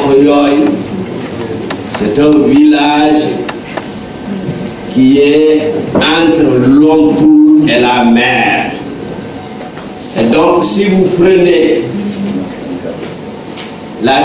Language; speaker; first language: French; non-native, local second language; Wolof